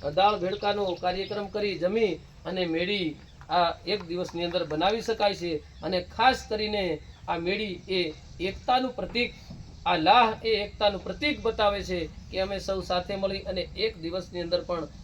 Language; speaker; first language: Gujarati; native; Gujarati